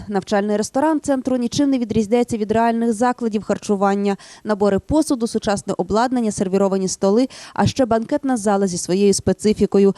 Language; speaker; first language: Ukrainian; native; Ukrainian